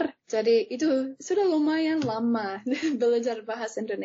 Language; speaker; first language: Indonesian; non-native, fluent; English